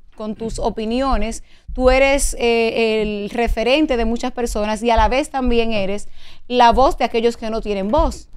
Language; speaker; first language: Spanish; native; Spanish